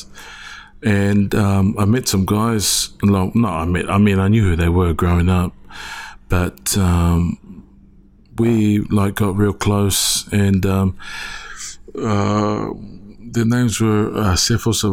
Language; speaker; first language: English; native; English